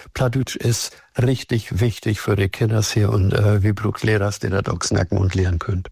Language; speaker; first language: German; native; German